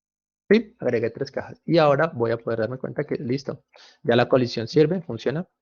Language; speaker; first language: Spanish; native; Spanish